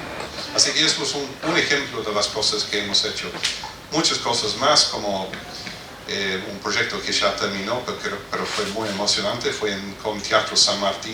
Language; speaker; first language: Spanish; non-native, fluent; English